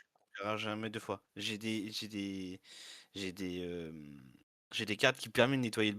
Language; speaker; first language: French; native; French